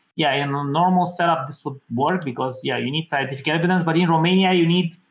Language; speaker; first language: English; non-native, fluent; Romanian